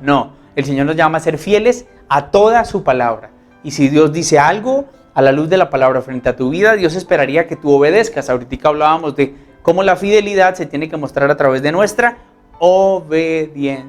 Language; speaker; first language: Spanish; native; Spanish